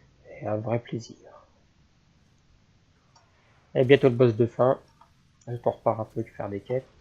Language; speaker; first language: French; native; French